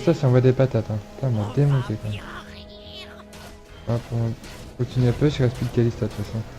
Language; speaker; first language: French; native; French